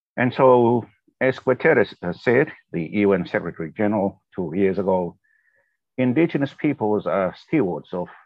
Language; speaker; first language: English; non-native, fluent; Tongan